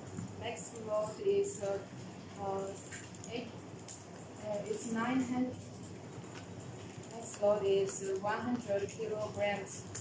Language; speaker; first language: English; non-native, learner; Chinese